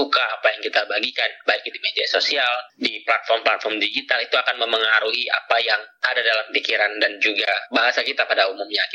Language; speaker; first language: Indonesian; native; Indonesian